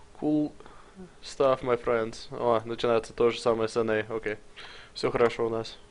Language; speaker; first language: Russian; early bilingual, heritage; Russian